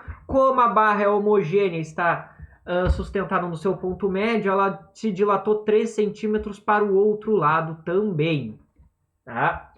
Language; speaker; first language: Portuguese; native; Portuguese